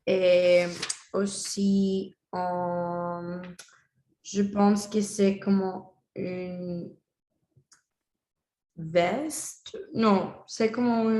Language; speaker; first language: French; non-native, learner; Spanish